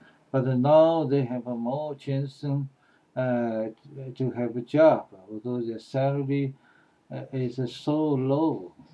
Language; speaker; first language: English; non-native, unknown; Chinese